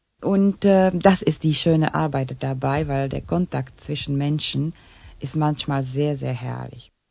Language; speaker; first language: German; non-native, learner; Czech